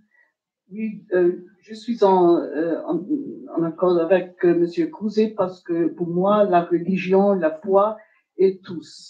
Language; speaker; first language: French; non-native, fluent; English